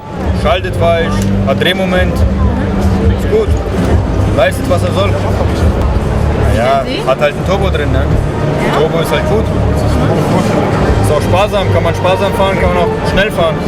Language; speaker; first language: German; native; German